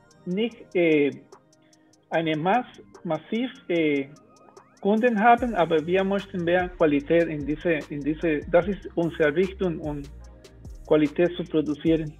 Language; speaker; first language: German; non-native, learner; Spanish